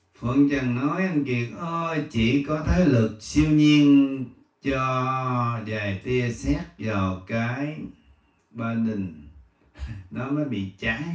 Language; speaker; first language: Vietnamese; native; Vietnamese